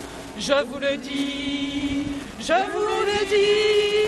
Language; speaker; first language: French; native; French